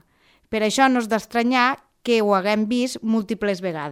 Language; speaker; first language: Catalan; native; Catalan